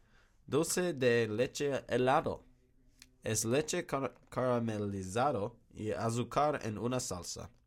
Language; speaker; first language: Spanish; non-native, learner; English